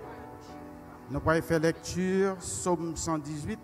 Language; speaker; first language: French; non-native, local second language; Haitian Creole